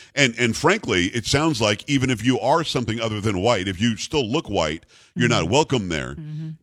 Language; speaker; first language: English; native; English